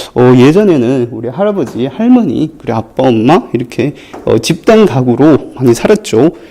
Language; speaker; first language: Korean; non-native, fluent; Chinese